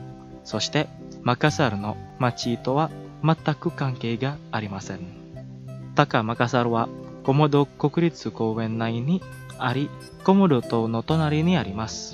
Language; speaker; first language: Japanese; non-native, fluent; Indonesian